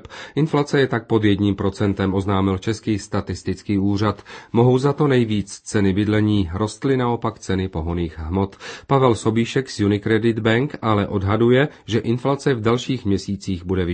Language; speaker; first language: Czech; native; Czech